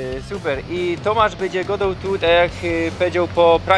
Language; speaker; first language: Polish; non-native, local second language; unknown